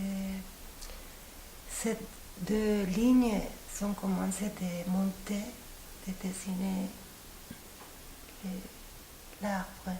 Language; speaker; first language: French; non-native, fluent; Spanish